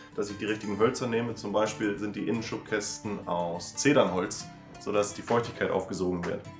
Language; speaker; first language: German; non-native, fluent; Danish